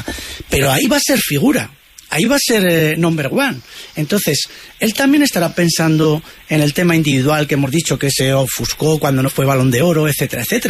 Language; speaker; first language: Spanish; native; Spanish